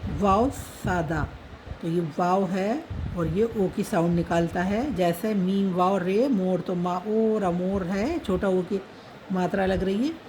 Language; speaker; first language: Hindi; native; Hindi